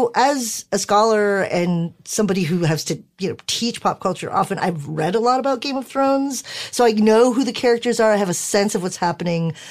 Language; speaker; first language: English; early bilingual, other home language; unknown